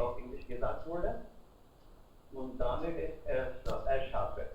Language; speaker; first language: German; non-native, learner; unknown